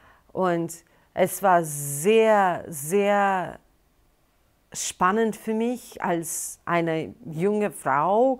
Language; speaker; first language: German; non-native, fluent; Russian